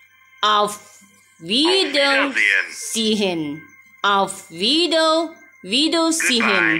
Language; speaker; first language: German; non-native, learner; Thai